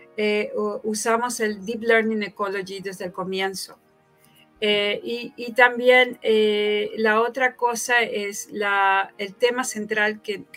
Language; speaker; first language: Spanish; native; Spanish